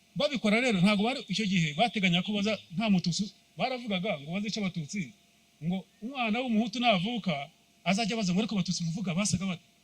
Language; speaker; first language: Kinyarwanda; early bilingual, heritage; Kinyarwanda